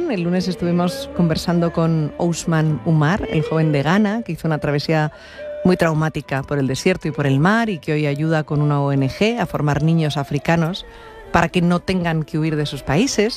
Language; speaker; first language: Spanish; native; Spanish